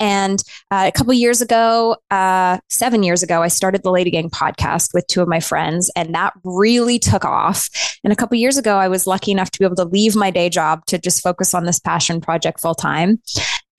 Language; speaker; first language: English; native; English